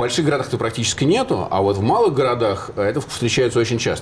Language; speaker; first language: Russian; native; Russian